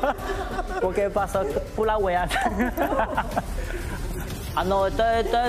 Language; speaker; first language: Spanish; non-native, learner; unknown